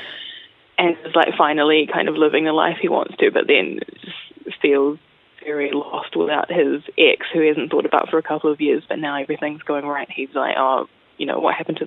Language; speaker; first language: English; native; English